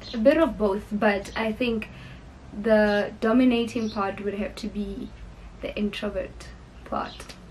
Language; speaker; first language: English; non-native, local second language; Northern Sotho